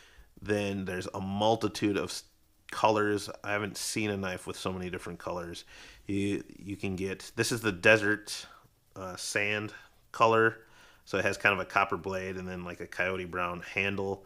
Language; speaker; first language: English; native; English